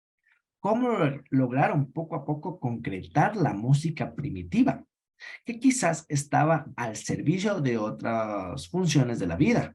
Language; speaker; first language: Spanish; native; Spanish